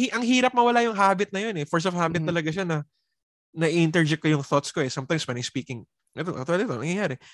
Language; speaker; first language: Filipino; early bilingual, heritage; Filipino